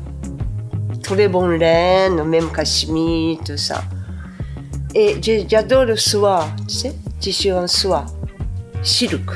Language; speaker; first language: French; non-native, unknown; Japanese